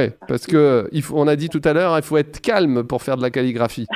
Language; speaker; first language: French; native; French